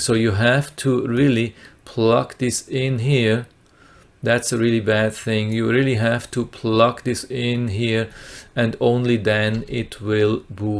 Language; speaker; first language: English; non-native, fluent; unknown